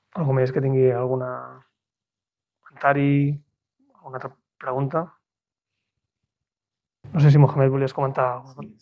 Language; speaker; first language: Catalan; native; Catalan